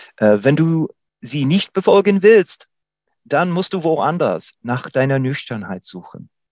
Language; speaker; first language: German; non-native, fluent; English